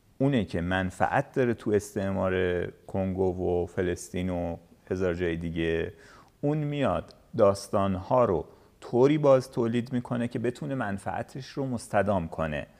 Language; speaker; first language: Persian; native; Persian